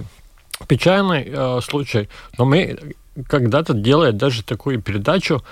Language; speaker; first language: Russian; non-native, local second language; Latvian